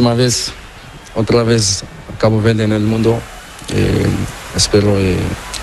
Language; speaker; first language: Spanish; non-native, learner; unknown